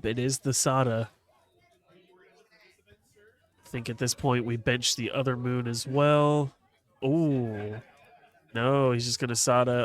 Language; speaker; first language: English; native; English